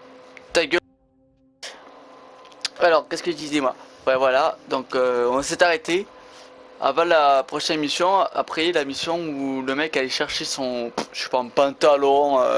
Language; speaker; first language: French; native; French